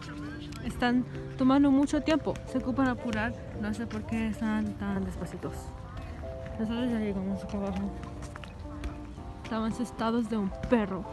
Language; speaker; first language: Spanish; early bilingual, heritage; Spanish